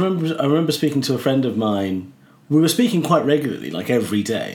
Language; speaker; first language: English; native; English